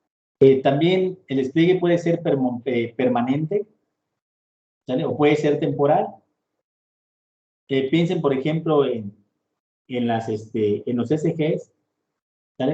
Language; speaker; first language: Spanish; native; Spanish